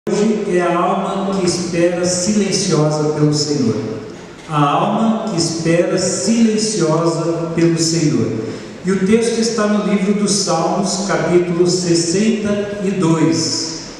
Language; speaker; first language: Portuguese; native; Portuguese